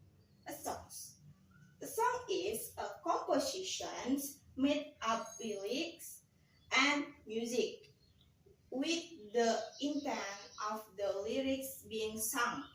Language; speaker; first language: English; non-native, learner; Indonesian